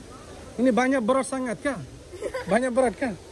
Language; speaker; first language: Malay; non-native, learner; Bangla